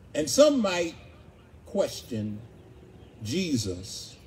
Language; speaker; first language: English; native; English